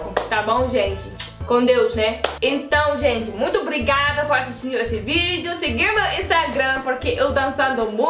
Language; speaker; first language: Portuguese; non-native, learner; Dutch